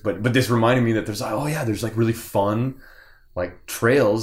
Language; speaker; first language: English; native; English